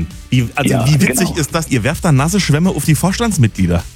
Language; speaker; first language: German; native; German